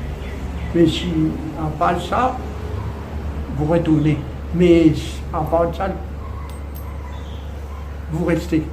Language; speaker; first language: French; non-native, local second language; Morisyen